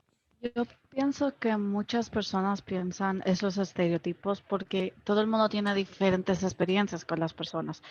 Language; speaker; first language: Spanish; early bilingual, heritage; Spanish